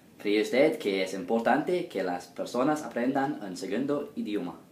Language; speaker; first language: Spanish; non-native, learner; English